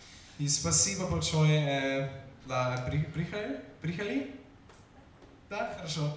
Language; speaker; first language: Russian; non-native, learner; German